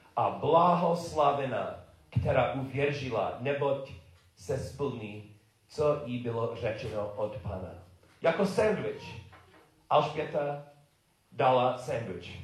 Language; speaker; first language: Czech; non-native, learner; English